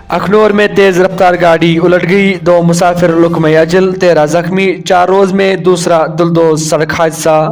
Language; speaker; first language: Urdu; non-native, local second language; Kashmiri